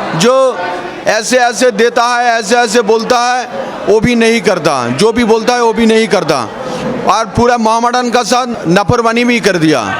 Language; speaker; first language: Hindi; non-native, local second language; Bangla